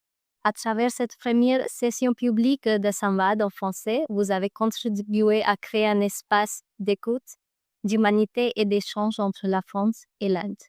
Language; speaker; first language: French; non-native, fluent; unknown